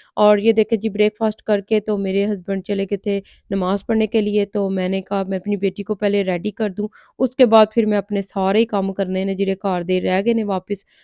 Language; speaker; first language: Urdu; non-native, local second language; Punjabi